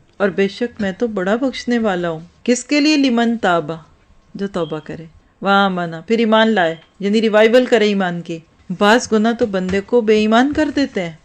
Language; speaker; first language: Urdu; native; Urdu